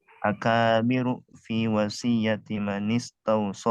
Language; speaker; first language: Arabic; non-native, learner; Indonesian